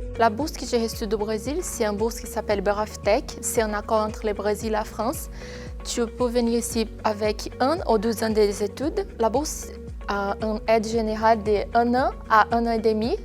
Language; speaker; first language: French; non-native, fluent; Portuguese